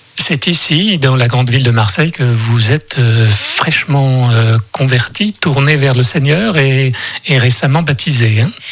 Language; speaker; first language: French; native; French